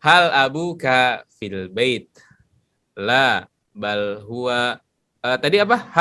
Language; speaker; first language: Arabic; non-native, fluent; Indonesian